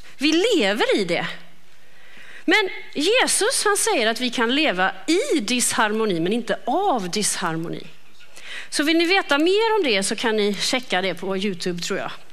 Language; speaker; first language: Swedish; native; Swedish